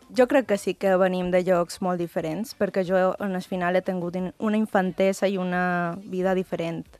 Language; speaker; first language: Catalan; early bilingual, other home language; Spanish